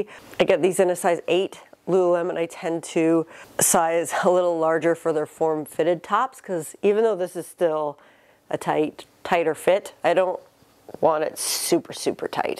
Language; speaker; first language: English; native; English